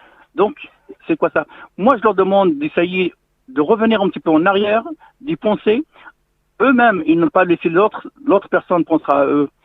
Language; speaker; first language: French; non-native, local second language; Arabic